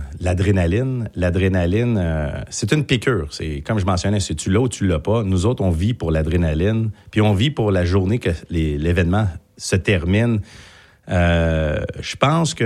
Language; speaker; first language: French; native; French